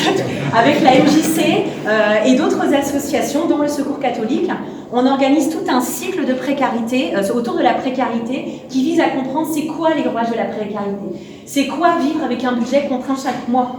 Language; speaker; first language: French; native; French